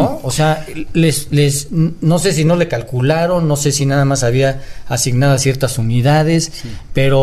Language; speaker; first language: Spanish; native; Spanish